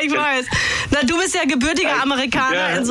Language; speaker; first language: German; native; German